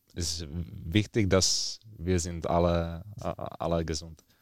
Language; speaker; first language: German; non-native, fluent; Czech